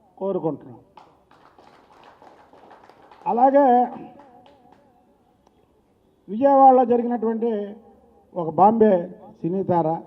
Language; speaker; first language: Telugu; native; Telugu